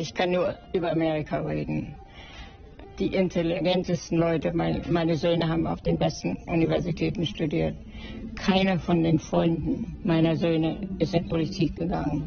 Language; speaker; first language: German; native; German